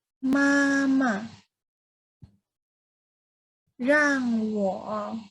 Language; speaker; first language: Chinese; non-native, fluent; Thai